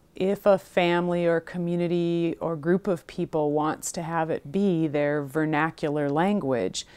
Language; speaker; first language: English; native; English